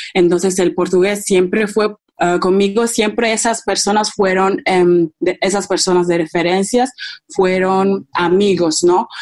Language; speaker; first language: Spanish; non-native, fluent; Akan